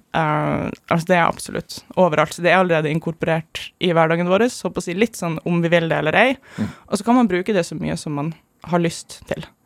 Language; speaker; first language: Norwegian; early bilingual, other home language; German